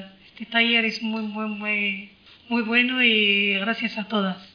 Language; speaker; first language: Spanish; non-native, learner; Arabic